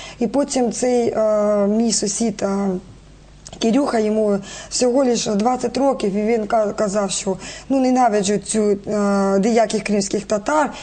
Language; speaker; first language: Ukrainian; non-native, local second language; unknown